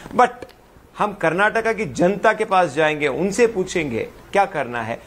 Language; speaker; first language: Hindi; non-native, local second language; Kannada